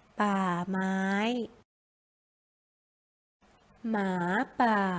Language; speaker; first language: Thai; native; Thai